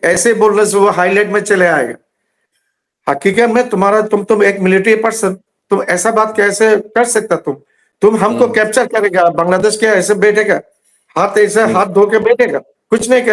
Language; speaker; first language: Hindi; non-native, learner; Bangla